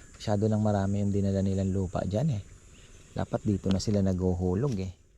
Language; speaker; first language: Filipino; native; Filipino